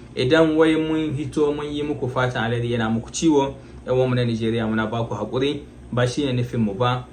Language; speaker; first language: Hausa; native; Hausa